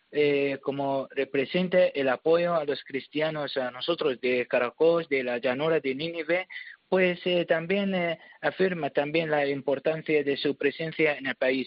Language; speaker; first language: Spanish; non-native, learner; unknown